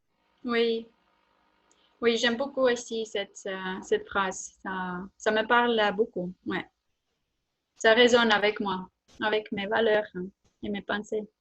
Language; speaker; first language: French; non-native, fluent; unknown